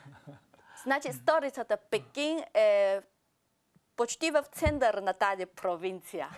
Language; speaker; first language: Bulgarian; non-native, fluent; Chinese